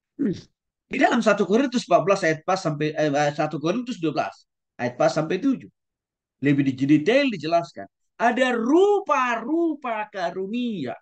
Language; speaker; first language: Indonesian; non-native, local second language; Batak Toba